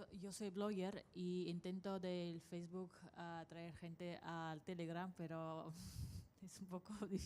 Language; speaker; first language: Spanish; non-native, fluent; Russian